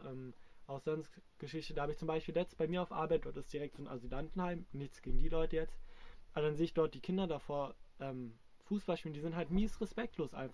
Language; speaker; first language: German; native; German